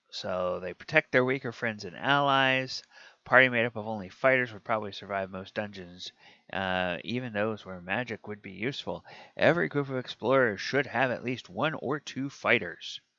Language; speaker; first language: English; native; English